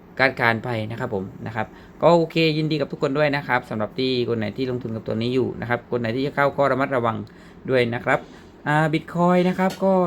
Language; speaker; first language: Thai; native; Thai